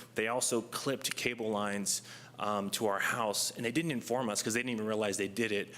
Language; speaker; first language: English; native; English